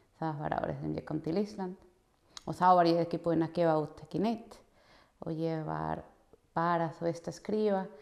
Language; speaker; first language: Icelandic; non-native, fluent; Spanish